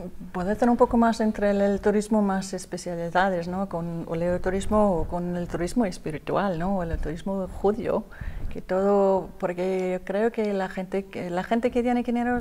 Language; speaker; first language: Spanish; non-native, learner; Danish